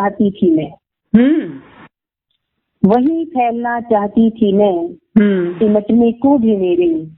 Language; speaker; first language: Hindi; native; Hindi